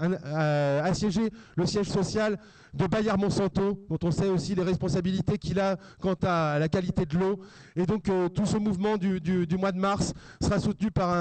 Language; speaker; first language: French; native; French